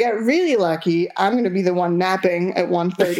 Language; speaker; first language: English; non-native, fluent; Spanish